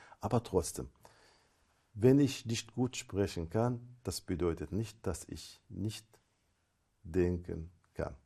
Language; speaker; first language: German; non-native, fluent; Arabic